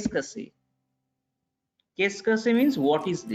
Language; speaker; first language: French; non-native, fluent; Bangla